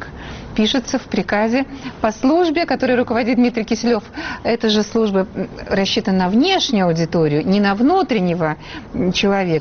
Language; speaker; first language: Russian; native; Russian